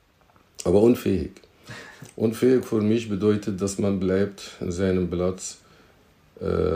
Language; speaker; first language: German; non-native, fluent; Arabic